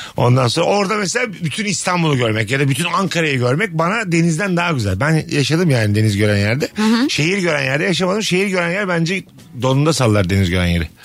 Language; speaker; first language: Turkish; native; Turkish